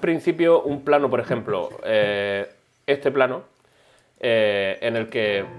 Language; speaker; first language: Spanish; native; Spanish